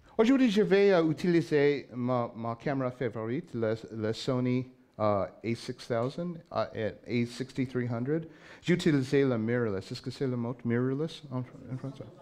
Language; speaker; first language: French; non-native, learner; English